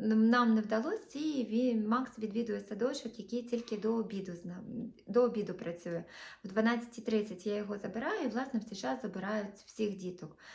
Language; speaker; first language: Ukrainian; native; Ukrainian